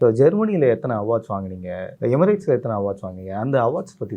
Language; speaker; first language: Tamil; native; Tamil